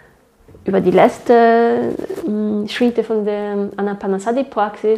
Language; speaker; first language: German; non-native, fluent; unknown